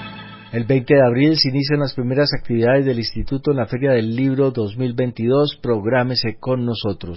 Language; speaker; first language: Spanish; native; Spanish